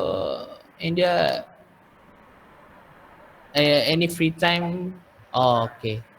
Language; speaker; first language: English; non-native, learner; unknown